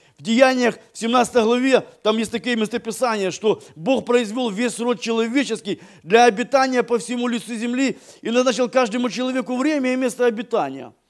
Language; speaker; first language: Russian; native; Russian